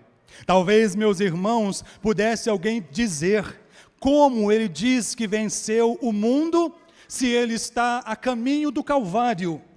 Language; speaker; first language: Portuguese; native; Portuguese